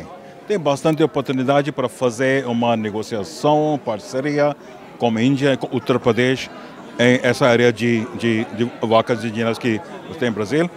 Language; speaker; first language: Portuguese; non-native, fluent; Hindi